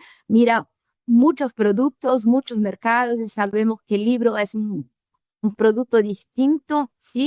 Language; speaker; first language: Spanish; non-native, fluent; Portuguese